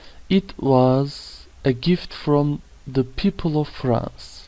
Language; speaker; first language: English; non-native, fluent; Turkish